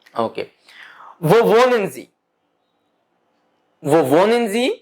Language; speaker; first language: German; non-native, fluent; Bangla